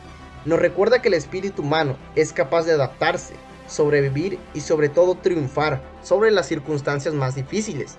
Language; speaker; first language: Spanish; native; Spanish